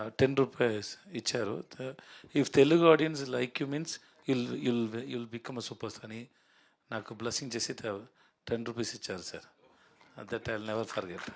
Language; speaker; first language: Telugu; non-native, learner; Tamil